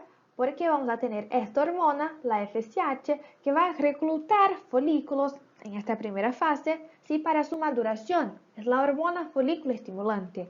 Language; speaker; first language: Spanish; native; Spanish